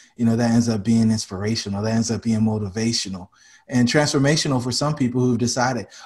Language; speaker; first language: English; native; English